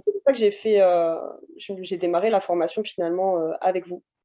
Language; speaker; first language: French; native; French